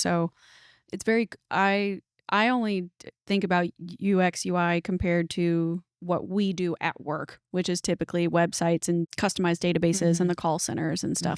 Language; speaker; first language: English; native; English